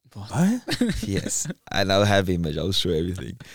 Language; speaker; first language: English; non-native, fluent; Portuguese